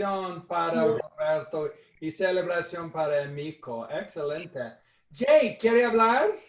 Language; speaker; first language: Spanish; non-native, fluent; English